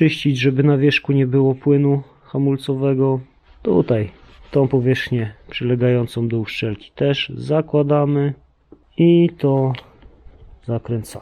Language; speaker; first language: Polish; native; Polish